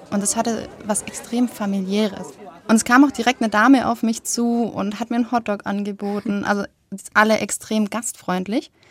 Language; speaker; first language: German; native; German